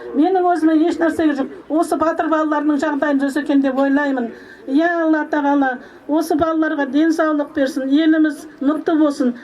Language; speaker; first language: Kazakh; native; Kazakh